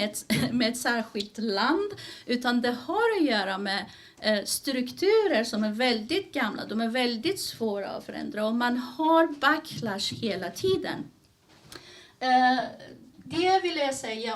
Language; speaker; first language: Swedish; early bilingual, other home language; Persian